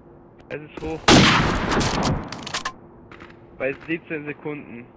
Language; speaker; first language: German; non-native, local second language; Swedish